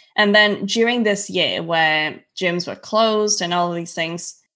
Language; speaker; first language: English; non-native, local second language; Cantonese